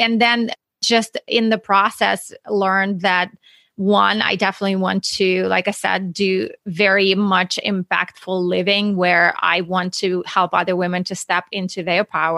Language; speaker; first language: English; non-native, fluent; Russian